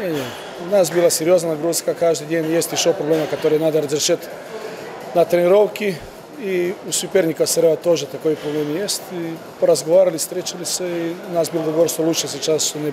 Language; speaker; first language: Russian; non-native, learner; Croatian